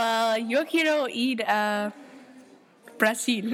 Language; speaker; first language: Spanish; non-native, learner; English